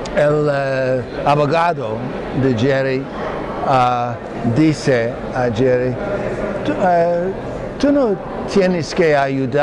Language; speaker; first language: Spanish; non-native, fluent; English